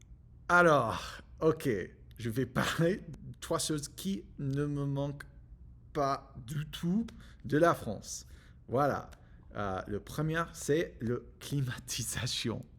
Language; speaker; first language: French; non-native, learner; English